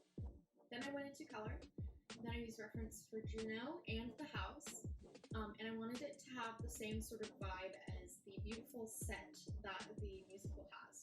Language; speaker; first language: English; native; English